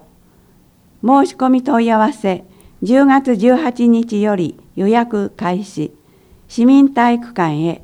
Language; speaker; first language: Japanese; native; Japanese